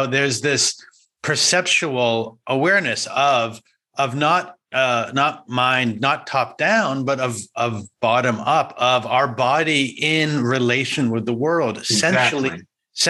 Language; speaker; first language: English; native; English